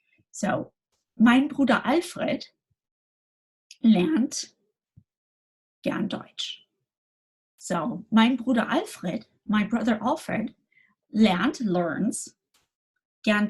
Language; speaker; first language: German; non-native, fluent; English